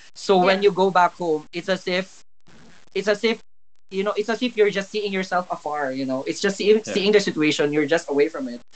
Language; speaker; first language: English; non-native, local second language; Cebuano